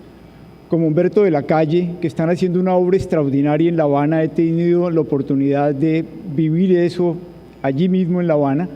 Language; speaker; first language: Spanish; native; Spanish